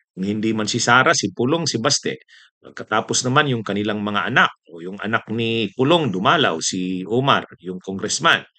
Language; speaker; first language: Filipino; non-native, local second language; Bikol